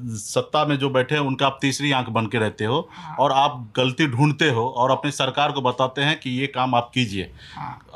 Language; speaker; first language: Hindi; native; Hindi